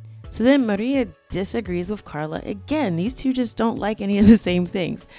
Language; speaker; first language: English; native; English